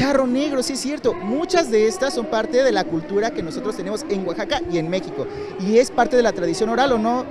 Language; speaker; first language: Spanish; native; Spanish